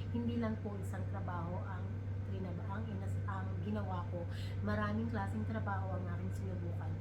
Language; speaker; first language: Filipino; native; Filipino